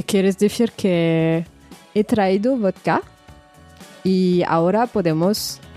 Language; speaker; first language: Spanish; non-native, fluent; French